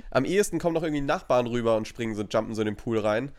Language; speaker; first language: German; native; German